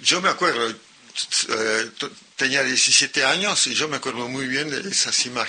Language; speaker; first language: Spanish; non-native, local second language; French